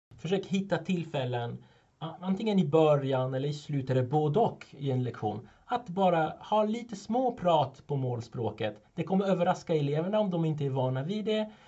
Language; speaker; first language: Swedish; non-native, fluent; French